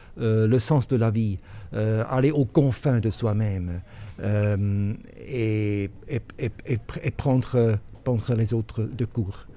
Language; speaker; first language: French; non-native, local second language; German